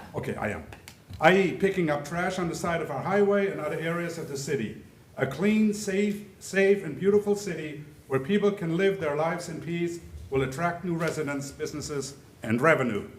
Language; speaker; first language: English; early bilingual, other home language; German